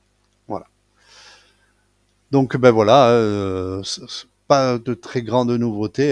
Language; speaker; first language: French; native; French